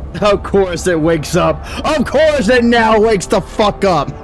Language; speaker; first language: English; native; English